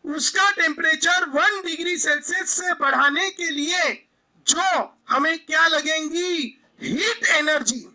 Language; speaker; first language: Hindi; non-native, local second language; Marathi